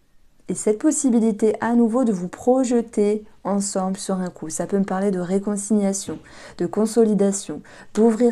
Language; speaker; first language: French; native; French